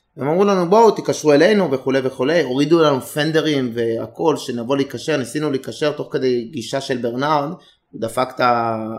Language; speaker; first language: Hebrew; native; Hebrew